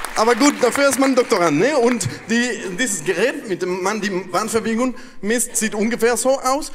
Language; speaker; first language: German; non-native, fluent; Spanish